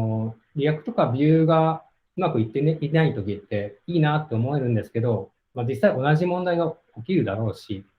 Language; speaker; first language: Japanese; native; Japanese